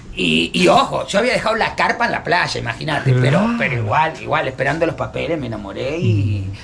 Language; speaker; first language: Spanish; native; Spanish